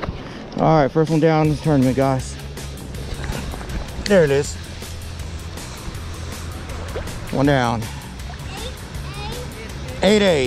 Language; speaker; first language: English; native; English